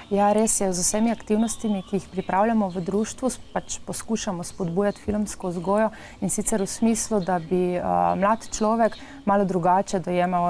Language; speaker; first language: Slovenian; native; Slovenian